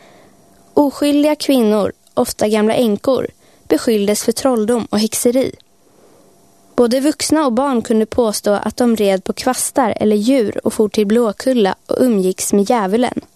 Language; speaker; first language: Swedish; native; Swedish